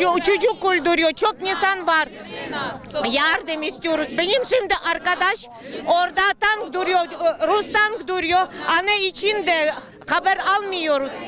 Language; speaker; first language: Turkish; non-native, learner; Ukrainian